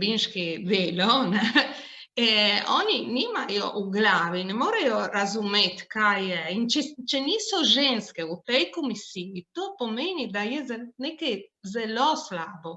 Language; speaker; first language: Slovenian; non-native, local second language; Italian